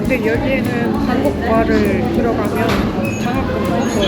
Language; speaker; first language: Korean; non-native, fluent; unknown